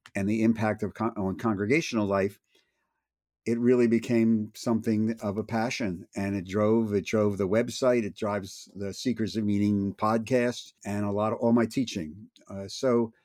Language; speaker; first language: English; native; English